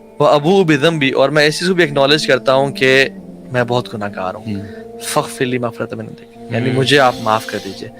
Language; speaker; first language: Urdu; early bilingual, heritage; Urdu